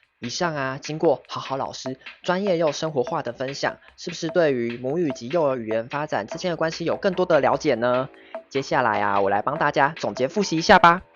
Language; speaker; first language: Chinese; native; Chinese